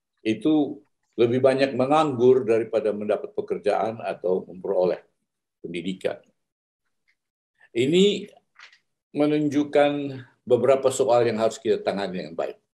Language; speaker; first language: Malay; native; Malay